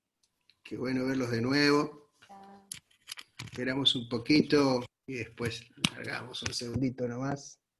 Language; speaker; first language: Spanish; native; Spanish